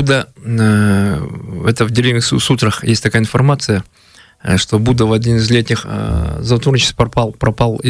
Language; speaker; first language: Russian; native; Russian